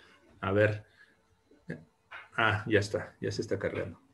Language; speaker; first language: Spanish; native; Spanish